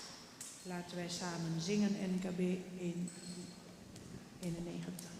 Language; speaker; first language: Dutch; non-native, fluent; Indonesian